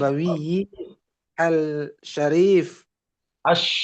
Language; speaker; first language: Arabic; non-native, learner; Indonesian